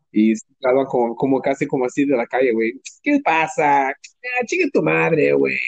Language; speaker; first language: Spanish; early bilingual, heritage; Spanish